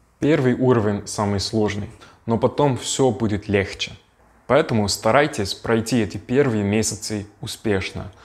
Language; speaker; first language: Russian; non-native, fluent; Dutch